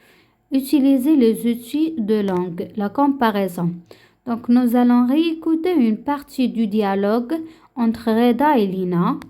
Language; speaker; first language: French; non-native, local second language; Arabic